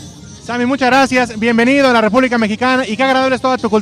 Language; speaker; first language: Spanish; native; Spanish